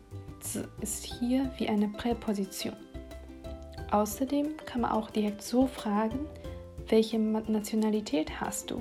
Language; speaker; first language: German; non-native, fluent; Chinese